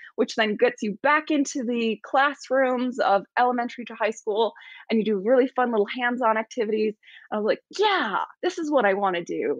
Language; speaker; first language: English; native; English